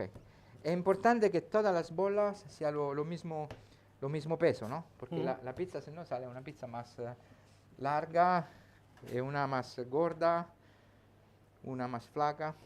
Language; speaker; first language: Spanish; non-native, learner; Italian